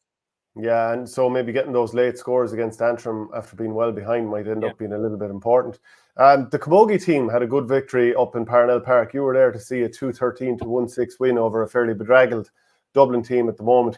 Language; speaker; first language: English; native; English